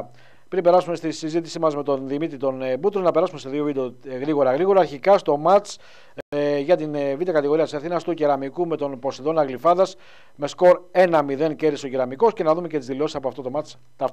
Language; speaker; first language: Greek; native; Greek